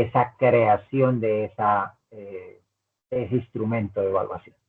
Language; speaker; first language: Spanish; native; Spanish